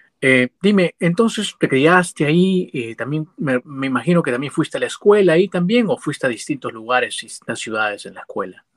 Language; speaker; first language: Spanish; native; Spanish